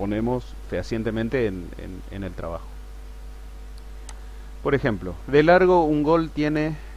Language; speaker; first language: Spanish; native; Spanish